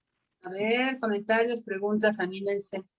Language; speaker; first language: Spanish; native; Spanish